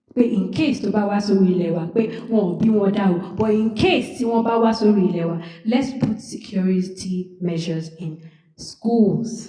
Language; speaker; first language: English; non-native, local second language; Yoruba